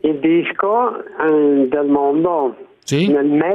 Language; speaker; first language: Italian; non-native, learner; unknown